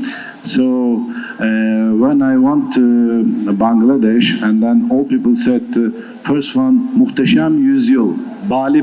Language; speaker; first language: English; non-native, learner; Turkish